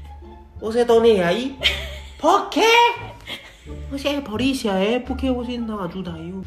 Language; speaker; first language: Portuguese; non-native, learner; Chinese